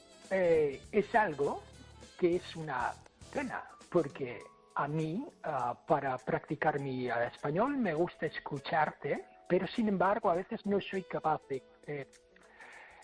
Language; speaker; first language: Spanish; non-native, fluent; English